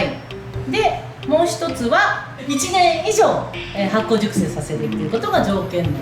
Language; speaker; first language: Japanese; native; Japanese